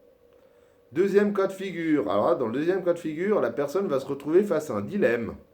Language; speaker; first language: French; native; French